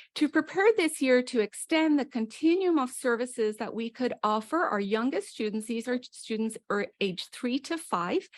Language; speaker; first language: English; native; English